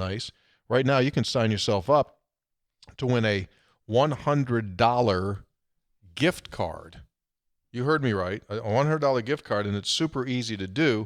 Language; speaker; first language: English; native; English